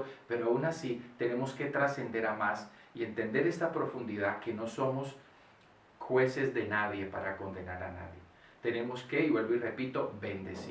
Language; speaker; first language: Spanish; native; Spanish